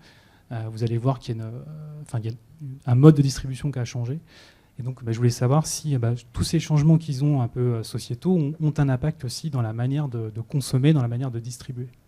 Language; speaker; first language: French; native; French